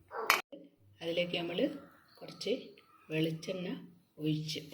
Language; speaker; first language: Malayalam; native; Malayalam